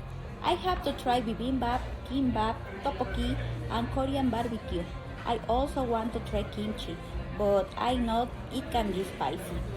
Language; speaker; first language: English; non-native, learner; Spanish